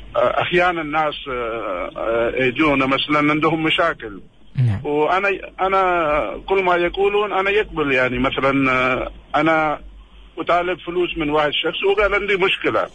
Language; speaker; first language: Arabic; non-native, learner; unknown